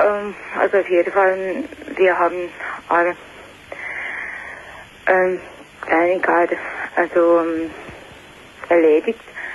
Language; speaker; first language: German; non-native, learner; Russian